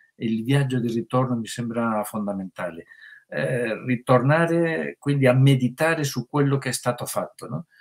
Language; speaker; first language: Italian; non-native, fluent; Spanish